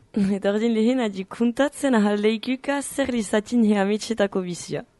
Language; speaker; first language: Basque; native; Basque